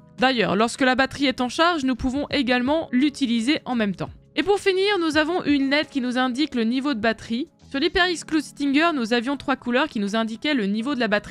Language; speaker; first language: French; native; French